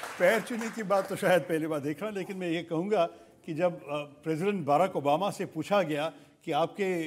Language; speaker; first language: Hindi; non-native, local second language; Malayalam